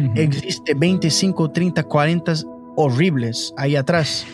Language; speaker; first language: Spanish; non-native, learner; English